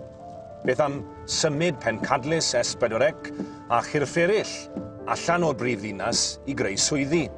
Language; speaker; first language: Welsh; native; Welsh